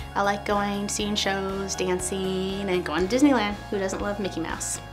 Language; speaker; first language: English; native; English